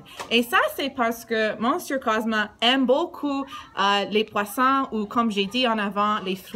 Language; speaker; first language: French; non-native, learner; English